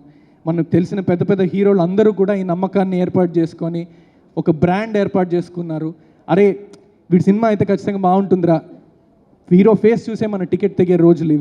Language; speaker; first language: Telugu; native; Telugu